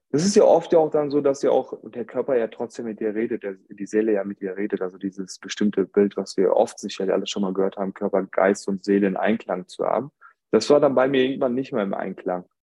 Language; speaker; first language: German; early bilingual, other home language; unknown